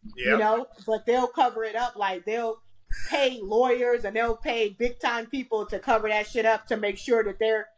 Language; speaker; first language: English; native; English